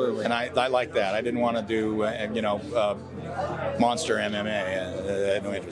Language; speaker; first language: English; native; English